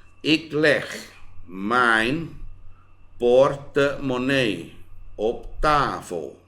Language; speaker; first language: Dutch; non-native, fluent; Thai